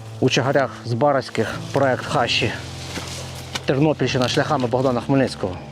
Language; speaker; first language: Ukrainian; native; Ukrainian